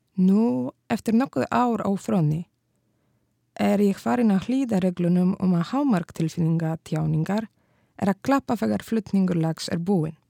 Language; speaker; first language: Icelandic; non-native, fluent; Polish